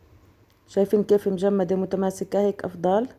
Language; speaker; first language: Arabic; native; Arabic